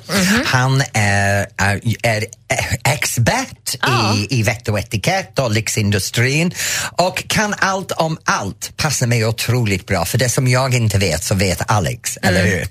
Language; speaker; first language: Swedish; non-native, fluent; English